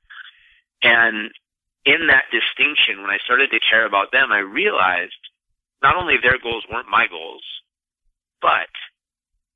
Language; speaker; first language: English; native; English